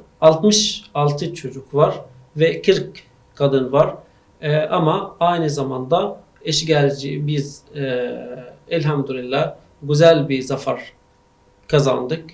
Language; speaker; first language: Turkish; non-native, learner; Arabic